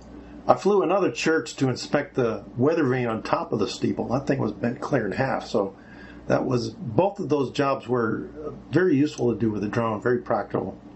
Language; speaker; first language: English; native; English